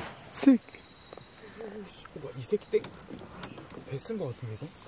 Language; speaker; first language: Korean; native; Korean